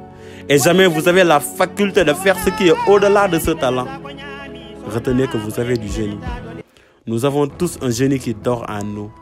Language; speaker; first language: French; non-native, local second language; Wolof